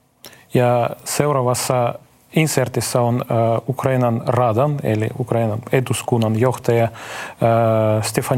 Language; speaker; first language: Finnish; non-native, fluent; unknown